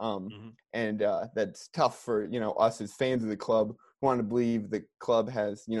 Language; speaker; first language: English; native; English